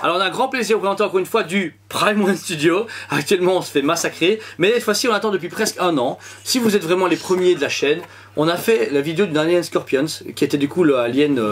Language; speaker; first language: French; native; French